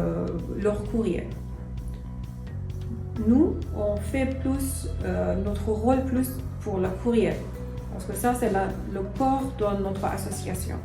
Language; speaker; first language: French; non-native, learner; Persian